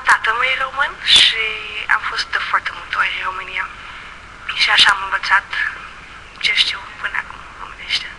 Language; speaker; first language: Romanian; early bilingual, heritage; Dutch